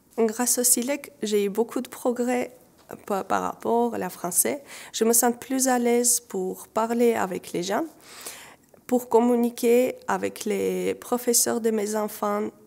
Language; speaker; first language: French; non-native, learner; Armenian